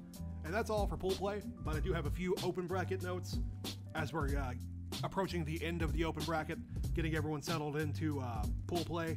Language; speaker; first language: English; native; English